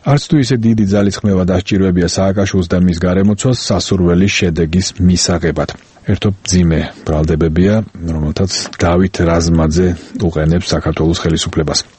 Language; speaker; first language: Georgian; native; Georgian